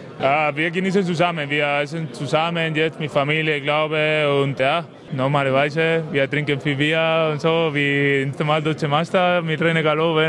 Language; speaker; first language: German; non-native, learner; Spanish